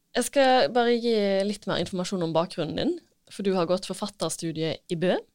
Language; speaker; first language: Norwegian; native; Norwegian